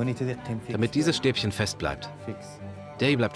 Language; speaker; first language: German; native; German